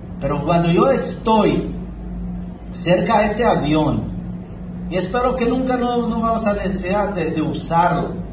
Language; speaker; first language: Spanish; non-native, fluent; Hebrew